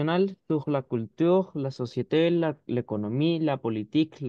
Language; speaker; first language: French; non-native, learner; Spanish